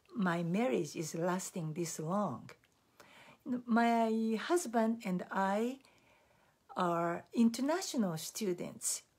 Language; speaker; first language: English; non-native, fluent; Japanese